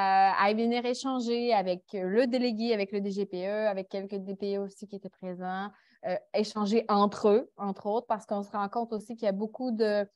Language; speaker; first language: French; native; French